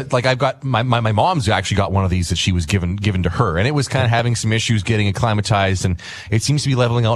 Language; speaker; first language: English; native; English